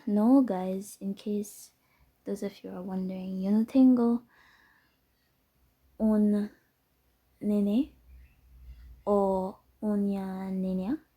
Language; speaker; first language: Spanish; non-native, learner; English